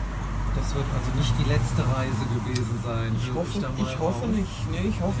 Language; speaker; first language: German; native; German